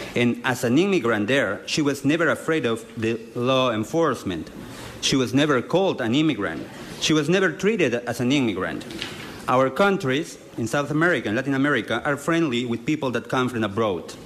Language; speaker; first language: English; non-native, fluent; Spanish